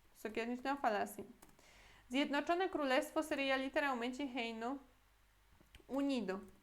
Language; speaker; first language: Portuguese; native; Portuguese